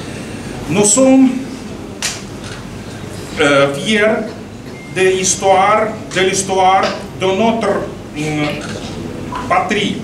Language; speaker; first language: French; non-native, fluent; Russian